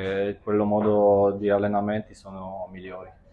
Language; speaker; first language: Italian; non-native, fluent; Polish